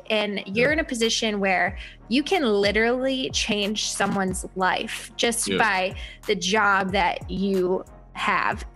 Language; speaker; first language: English; native; English